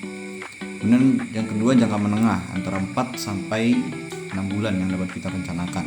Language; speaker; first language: Indonesian; native; Indonesian